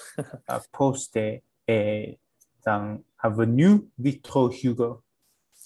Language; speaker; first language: French; non-native, learner; English